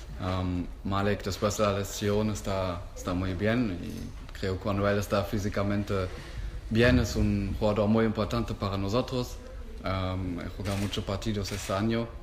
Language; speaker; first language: Spanish; non-native, learner; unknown